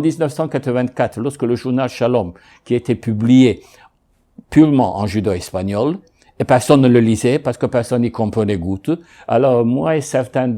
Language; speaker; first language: French; non-native, fluent; Ladino